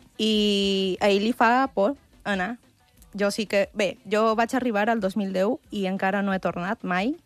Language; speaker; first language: Catalan; early bilingual, other home language; Spanish